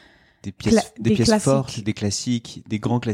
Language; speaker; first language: French; native; French